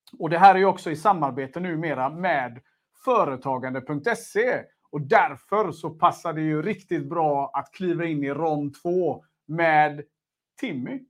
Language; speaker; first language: Swedish; native; Swedish